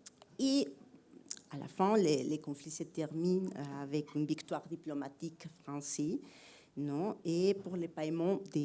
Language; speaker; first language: French; non-native, fluent; Spanish